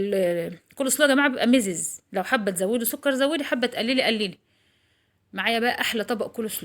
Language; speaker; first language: Arabic; native; Arabic